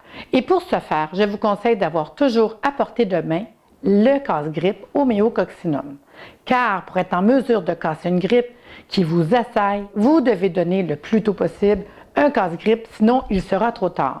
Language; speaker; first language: French; native; French